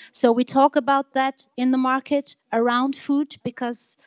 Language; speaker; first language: English; non-native, fluent; Portuguese